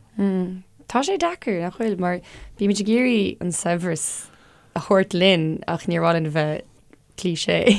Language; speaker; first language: Irish; non-native, local second language; English